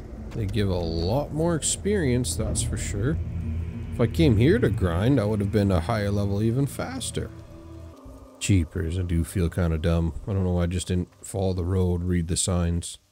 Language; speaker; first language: English; native; English